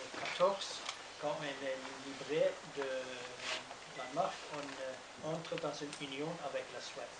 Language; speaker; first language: French; non-native, learner; Norwegian